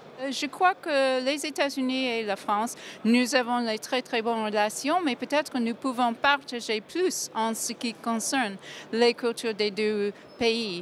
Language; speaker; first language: French; non-native, fluent; English